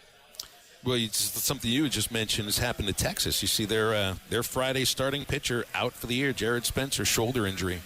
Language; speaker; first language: English; native; English